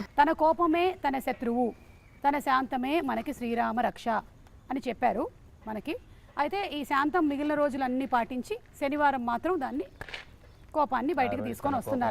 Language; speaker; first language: Telugu; native; Telugu